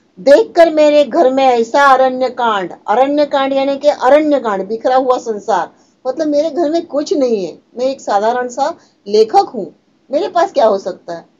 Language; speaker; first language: Hindi; non-native, local second language; Marathi